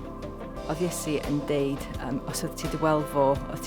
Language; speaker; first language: Welsh; non-native, local second language; English